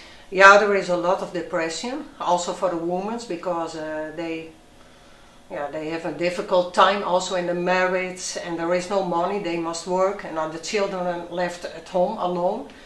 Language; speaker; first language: English; non-native, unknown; Dutch